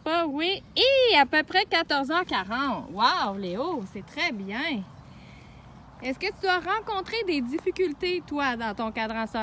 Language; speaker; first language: French; native; French